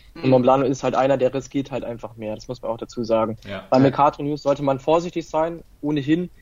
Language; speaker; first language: German; early bilingual, other home language; Italian